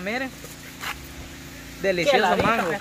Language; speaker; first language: Spanish; native; Spanish